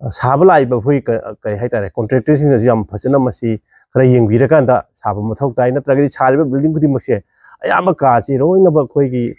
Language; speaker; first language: Manipuri; native; Manipuri